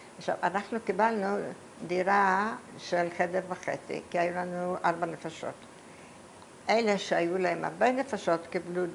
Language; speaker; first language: Hebrew; early bilingual, other home language; Polish